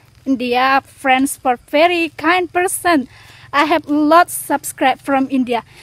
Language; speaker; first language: English; non-native, learner; Indonesian